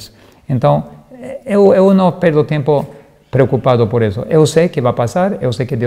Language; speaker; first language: Portuguese; non-native, fluent; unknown